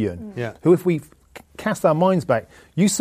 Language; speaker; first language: English; native; English